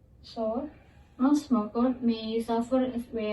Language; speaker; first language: English; non-native, learner; Indonesian